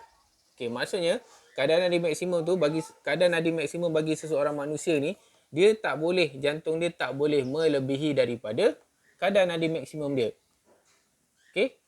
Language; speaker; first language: Malay; native; Malay